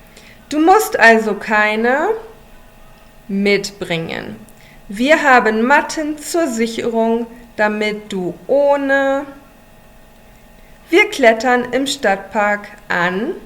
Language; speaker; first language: German; non-native, fluent; English